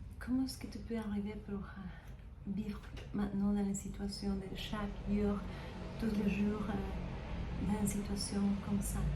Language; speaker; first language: French; non-native, learner; Spanish